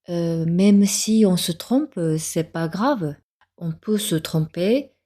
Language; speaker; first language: French; non-native, fluent; Japanese